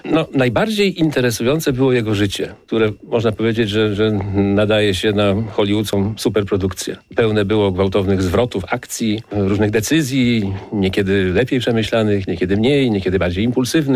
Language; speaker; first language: Polish; native; Polish